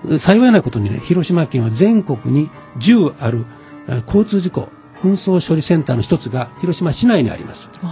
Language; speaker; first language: Japanese; native; Japanese